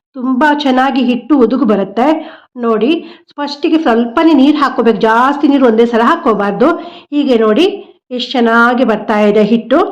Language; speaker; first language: Kannada; non-native, local second language; Konkani